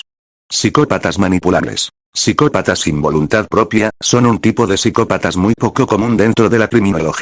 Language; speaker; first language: Spanish; native; Spanish